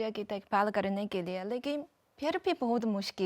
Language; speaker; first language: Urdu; non-native, fluent; Chinese